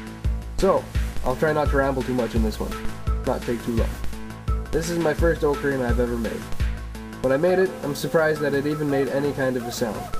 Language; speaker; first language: English; native; English